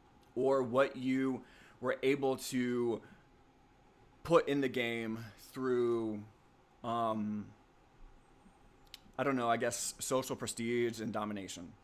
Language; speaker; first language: English; native; English